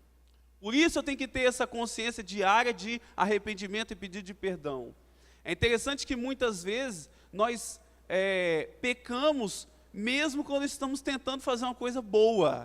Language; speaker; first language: Portuguese; native; Portuguese